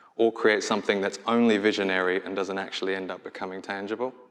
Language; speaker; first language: English; native; English